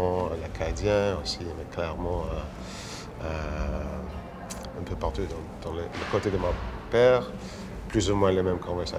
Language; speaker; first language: French; non-native, local second language; English